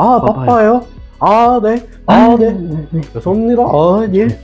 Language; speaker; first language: Korean; non-native, learner; English